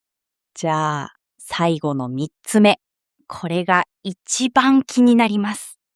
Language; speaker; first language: Japanese; non-native, fluent; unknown